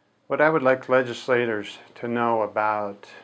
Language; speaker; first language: English; native; English